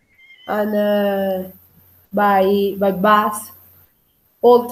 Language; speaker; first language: English; non-native, learner; Spanish